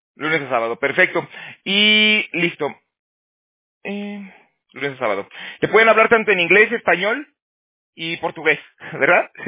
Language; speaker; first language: Spanish; native; Spanish